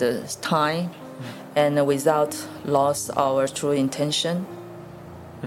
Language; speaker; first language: English; non-native, learner; Chinese